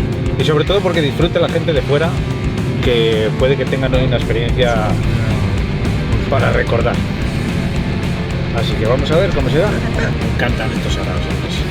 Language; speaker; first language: Spanish; native; Spanish